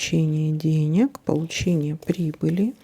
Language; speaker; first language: Russian; native; Russian